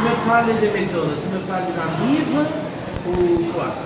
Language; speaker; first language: French; non-native, fluent; Spanish